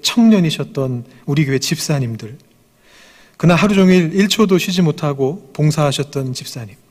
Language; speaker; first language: Korean; native; Korean